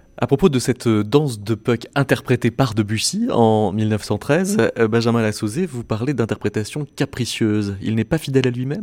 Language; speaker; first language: French; native; French